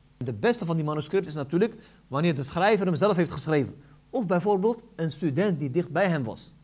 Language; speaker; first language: Dutch; early bilingual, other home language; Arabic